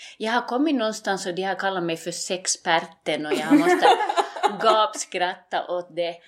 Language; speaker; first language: Swedish; native; Swedish